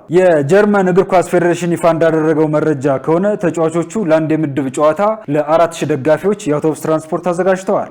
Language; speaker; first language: Amharic; native; Amharic